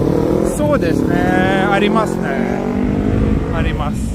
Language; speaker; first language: Japanese; non-native, fluent; Swedish